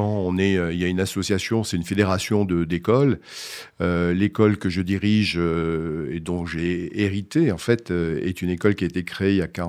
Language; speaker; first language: French; native; French